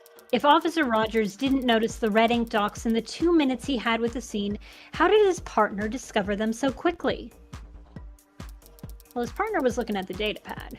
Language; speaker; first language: English; native; English